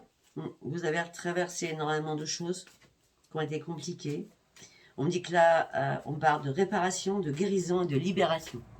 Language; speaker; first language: French; native; French